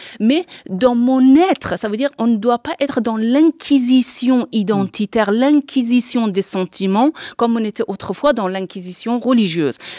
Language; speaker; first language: French; non-native, fluent; Persian